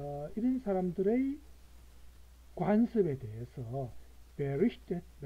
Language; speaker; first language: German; non-native, learner; Korean